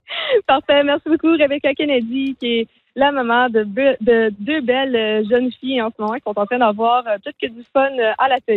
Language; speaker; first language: French; native; French